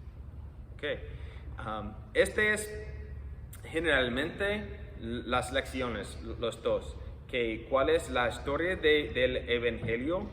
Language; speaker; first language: Spanish; non-native, fluent; English